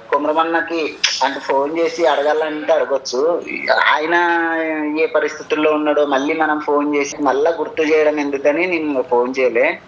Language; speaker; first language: Telugu; native; Telugu